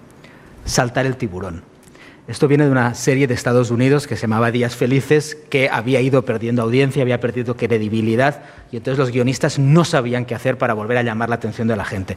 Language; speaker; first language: Spanish; native; Spanish